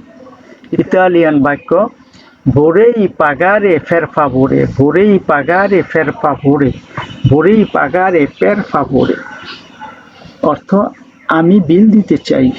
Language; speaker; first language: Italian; non-native, learner; Bangla